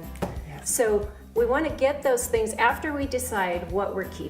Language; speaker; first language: English; native; English